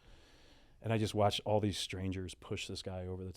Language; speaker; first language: English; native; English